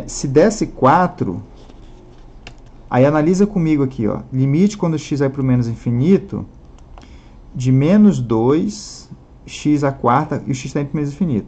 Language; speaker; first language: Portuguese; native; Portuguese